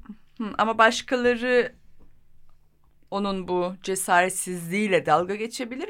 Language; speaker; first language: Turkish; native; Turkish